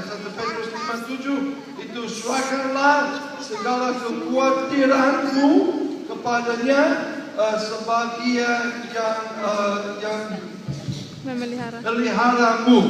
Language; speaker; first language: Indonesian; non-native, learner; English